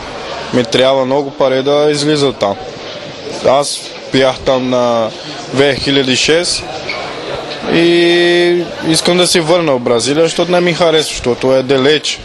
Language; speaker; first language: Bulgarian; non-native, learner; Portuguese